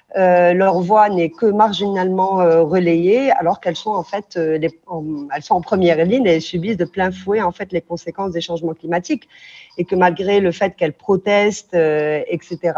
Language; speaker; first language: French; non-native, local second language; Arabic